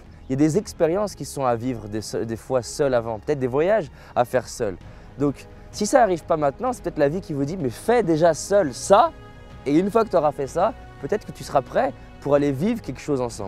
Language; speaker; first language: French; native; French